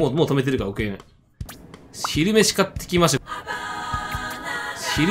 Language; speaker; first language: Japanese; native; Japanese